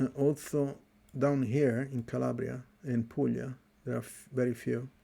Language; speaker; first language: English; non-native, fluent; Italian